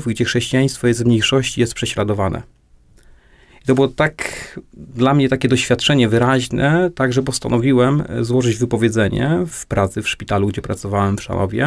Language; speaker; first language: Polish; native; Polish